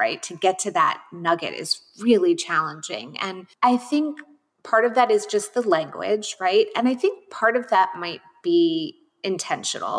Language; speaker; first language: English; native; English